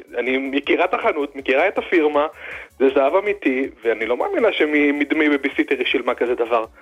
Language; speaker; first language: Hebrew; native; Hebrew